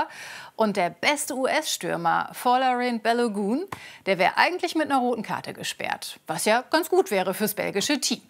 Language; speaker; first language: German; native; German